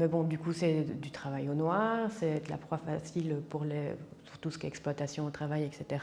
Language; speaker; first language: French; native; French